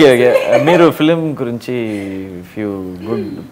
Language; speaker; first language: Telugu; non-native, learner; Tamil